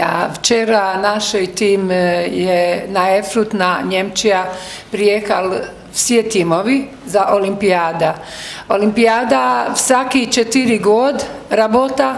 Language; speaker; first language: Russian; non-native, learner; Croatian